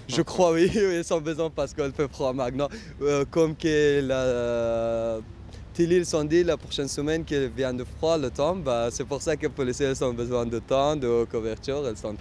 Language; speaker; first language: French; non-native, learner; Persian